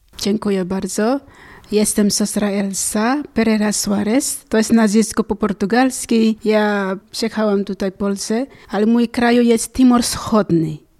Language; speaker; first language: Polish; non-native, learner; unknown